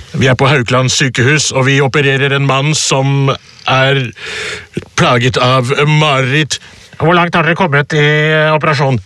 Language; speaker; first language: Norwegian; early bilingual, other home language; Urdu